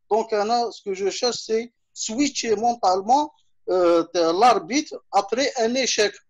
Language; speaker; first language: French; non-native, local second language; Arabic